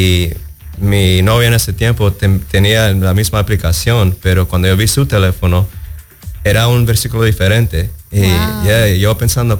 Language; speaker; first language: Spanish; early bilingual, heritage; Spanish